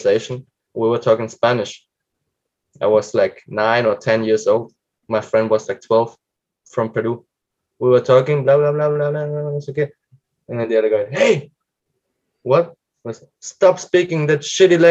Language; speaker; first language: English; non-native, fluent; German